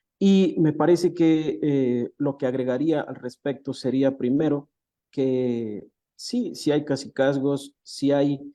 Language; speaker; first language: Spanish; native; Spanish